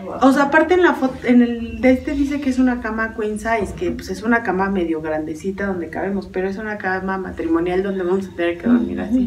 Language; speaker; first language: Spanish; native; Spanish